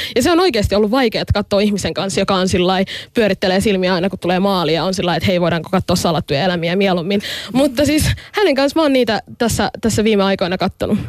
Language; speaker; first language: Finnish; early bilingual, other home language; Somali